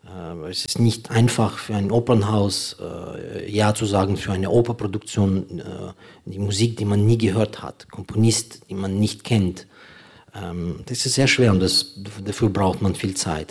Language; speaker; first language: German; non-native, fluent; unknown